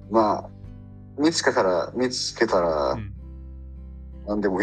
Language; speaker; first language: Japanese; non-native, learner; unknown